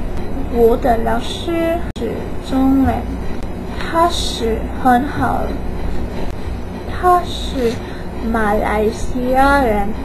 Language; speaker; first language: Chinese; non-native, learner; Japanese